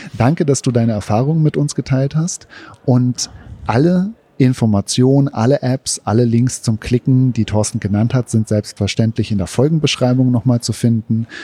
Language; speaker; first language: German; native; German